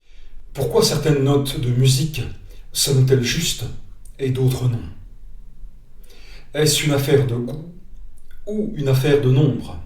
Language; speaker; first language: French; native; French